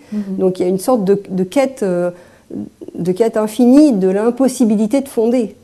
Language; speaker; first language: French; native; French